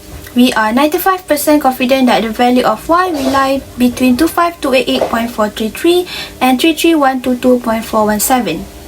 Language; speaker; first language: English; non-native, local second language; Malay